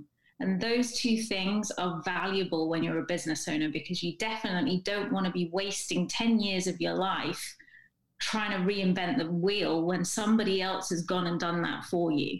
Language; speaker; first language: English; native; English